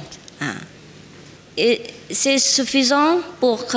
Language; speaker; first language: French; non-native, learner; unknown